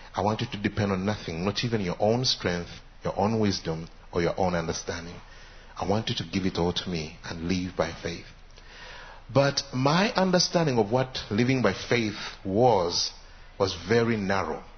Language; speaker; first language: English; non-native, local second language; Ganda